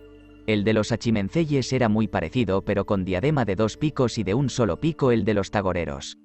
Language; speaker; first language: Spanish; native; Spanish